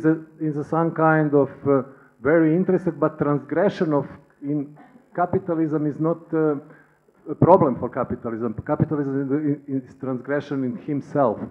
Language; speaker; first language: English; non-native, learner; Serbian